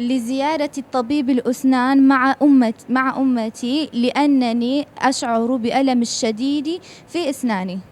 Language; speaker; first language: Arabic; non-native, learner; Central Kurdish